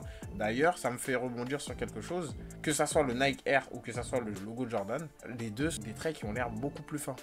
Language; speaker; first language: French; native; French